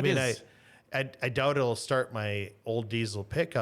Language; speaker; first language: English; native; English